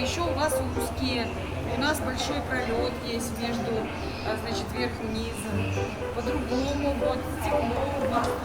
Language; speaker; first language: Russian; native; Russian